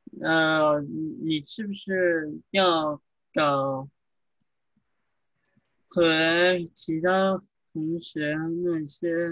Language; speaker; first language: Chinese; early bilingual, heritage; English